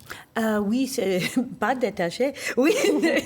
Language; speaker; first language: French; non-native, learner; English